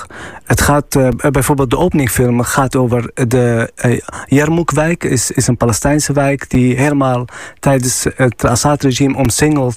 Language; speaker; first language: Dutch; non-native, fluent; Arabic